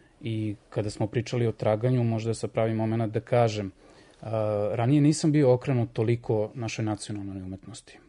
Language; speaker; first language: Serbian; native; Serbian